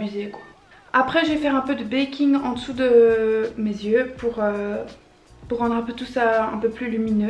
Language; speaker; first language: French; native; French